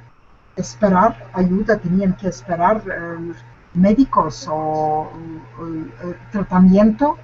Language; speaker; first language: Spanish; non-native, learner; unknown